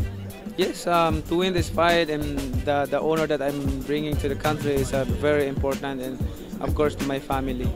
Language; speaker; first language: English; non-native, learner; Cebuano